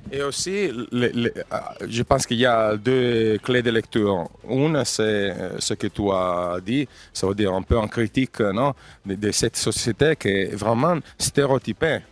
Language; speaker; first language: French; non-native, fluent; Italian